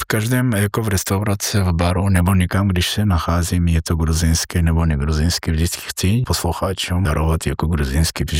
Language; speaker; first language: Czech; non-native, fluent; Georgian